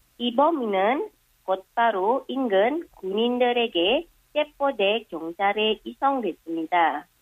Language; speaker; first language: Korean; non-native, fluent; Indonesian